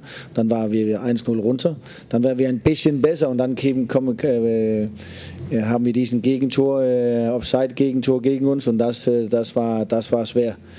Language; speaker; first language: German; non-native, learner; Danish